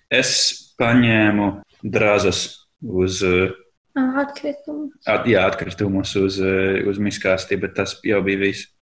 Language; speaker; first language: Latvian; non-native, fluent; English